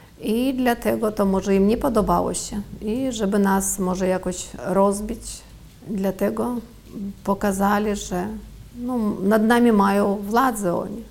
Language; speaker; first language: Polish; early bilingual, heritage; Polish